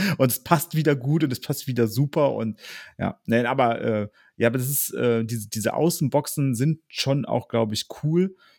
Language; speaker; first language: German; native; German